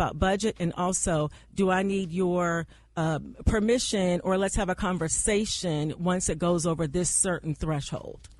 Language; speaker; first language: English; native; English